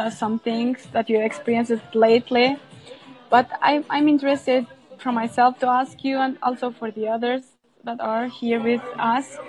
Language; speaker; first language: English; non-native, fluent; Albanian